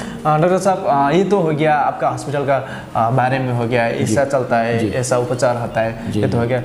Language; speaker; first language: Hindi; non-native, learner; Nepali